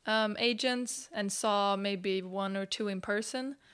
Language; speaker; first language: English; non-native, fluent; Swedish